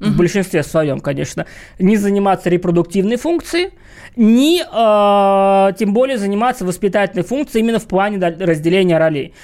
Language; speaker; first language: Russian; native; Russian